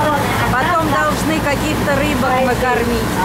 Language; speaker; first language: Russian; native; Russian